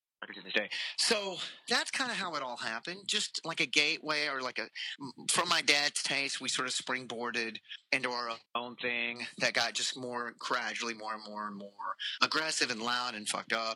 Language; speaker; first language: English; native; English